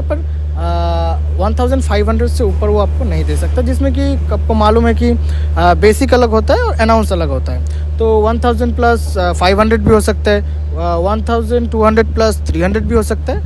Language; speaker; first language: Hindi; non-native, local second language; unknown